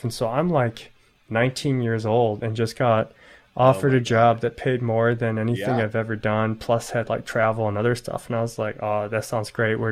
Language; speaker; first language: English; native; English